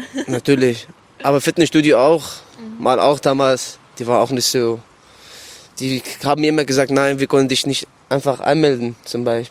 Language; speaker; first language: German; non-native, learner; Arabic